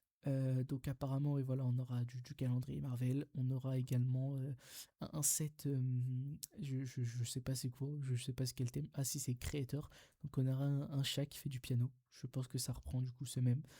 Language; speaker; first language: French; native; French